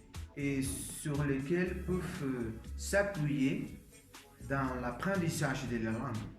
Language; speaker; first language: French; non-native, learner; Spanish